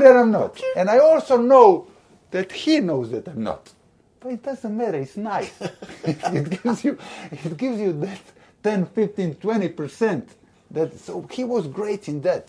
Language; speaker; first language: English; non-native, fluent; Croatian